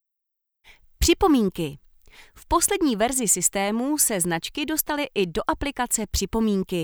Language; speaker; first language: Czech; native; Czech